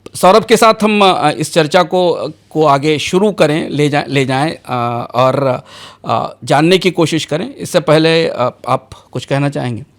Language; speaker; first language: Hindi; native; Hindi